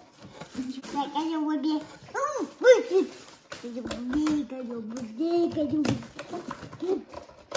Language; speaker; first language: French; native; French